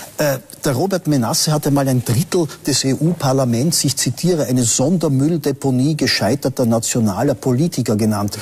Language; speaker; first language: German; native; German